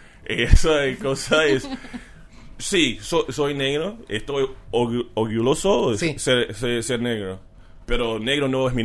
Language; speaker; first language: Spanish; non-native, learner; English